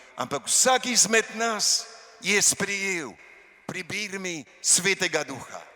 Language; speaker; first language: Slovenian; early bilingual, heritage; Slovenian